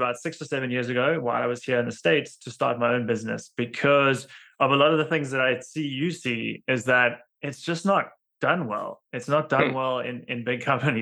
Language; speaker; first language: English; native; English